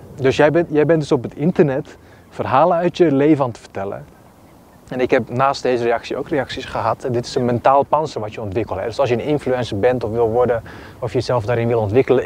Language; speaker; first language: Dutch; early bilingual, other home language; Bosnian